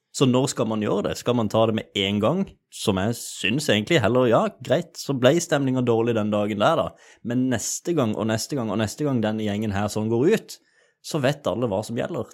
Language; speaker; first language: Norwegian; native; Norwegian